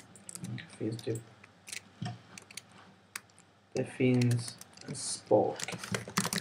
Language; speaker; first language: Swedish; native; Swedish